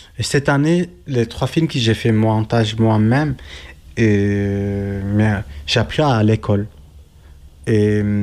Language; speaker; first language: French; non-native, learner; Kurdish